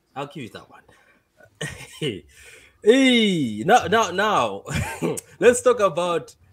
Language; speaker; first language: English; non-native, local second language; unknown